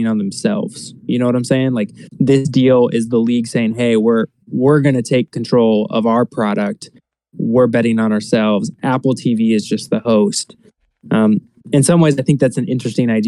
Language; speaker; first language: English; native; English